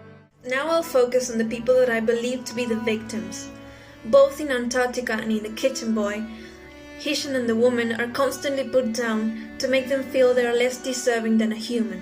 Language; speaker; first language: English; non-native, fluent; Spanish